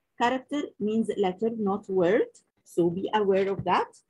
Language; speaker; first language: English; non-native, local second language; Arabic